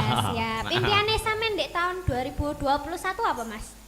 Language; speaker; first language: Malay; non-native, local second language; Javanese